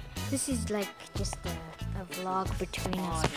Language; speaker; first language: English; native; English